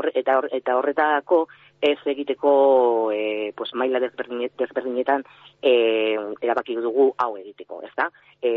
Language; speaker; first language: Basque; non-native, local second language; Spanish